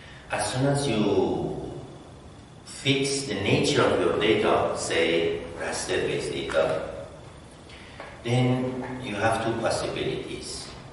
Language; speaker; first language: English; non-native, fluent; Persian